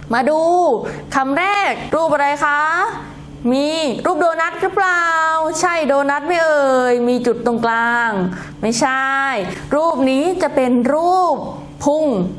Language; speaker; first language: Thai; non-native, local second language; Northern Khmer